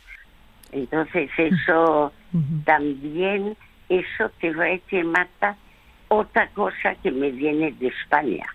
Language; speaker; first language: Spanish; early bilingual, other home language; French